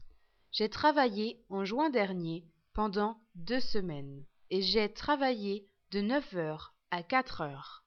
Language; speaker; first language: French; non-native, learner; English